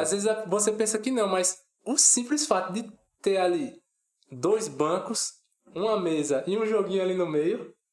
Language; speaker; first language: Portuguese; native; Portuguese